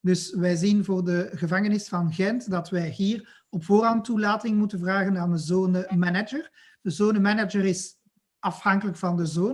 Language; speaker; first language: Dutch; non-native, local second language; French